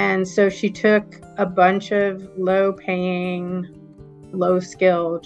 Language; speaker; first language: English; native; English